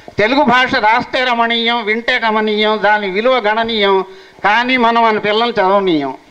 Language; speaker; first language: Telugu; non-native, local second language; Hindi